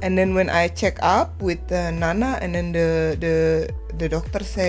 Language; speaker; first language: English; non-native, learner; Indonesian